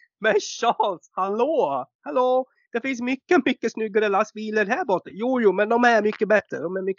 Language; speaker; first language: Swedish; non-native, fluent; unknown